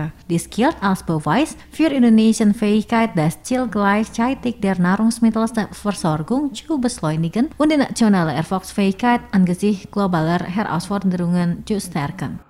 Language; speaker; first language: German; non-native, fluent; Indonesian